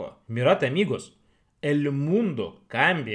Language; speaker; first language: Spanish; non-native, fluent; Russian